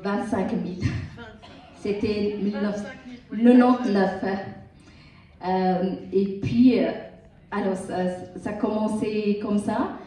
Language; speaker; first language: French; non-native, learner; Tamil